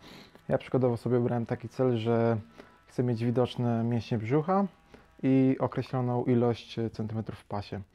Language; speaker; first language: Polish; native; Polish